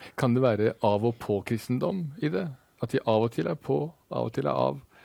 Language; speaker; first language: Norwegian; native; Norwegian